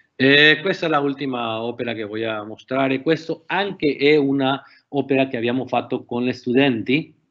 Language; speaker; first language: Italian; non-native, learner; Spanish